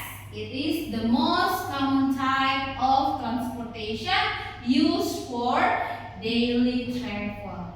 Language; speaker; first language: English; non-native, learner; Indonesian